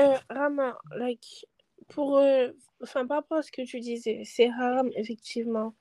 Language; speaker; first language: French; non-native, local second language; Wolof